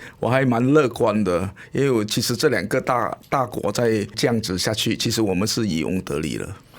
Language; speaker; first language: Chinese; native; Chinese